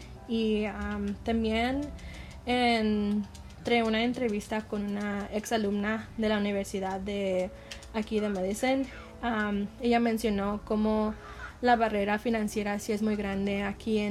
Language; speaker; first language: Spanish; non-native, learner; English